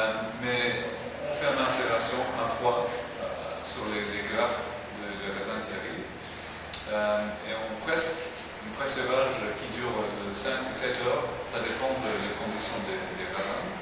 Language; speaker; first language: French; non-native, fluent; English